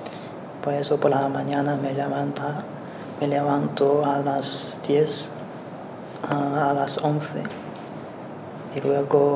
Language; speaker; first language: Spanish; non-native, learner; Chinese